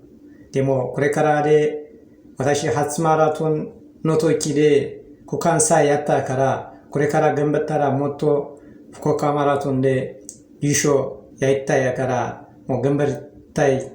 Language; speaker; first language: Japanese; non-native, learner; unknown